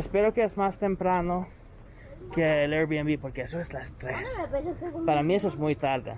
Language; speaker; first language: Spanish; non-native, learner; English